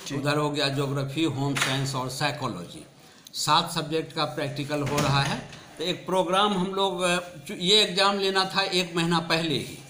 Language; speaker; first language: Hindi; native; Hindi